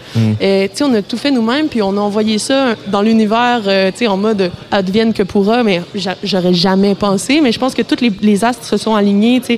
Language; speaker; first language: French; native; French